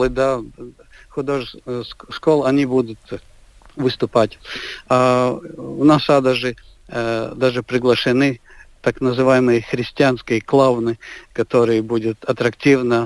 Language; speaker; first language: Russian; non-native, local second language; Latvian